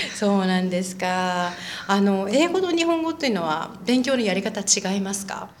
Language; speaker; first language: Japanese; native; Japanese